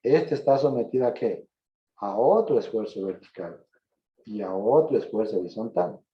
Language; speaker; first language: Spanish; native; Spanish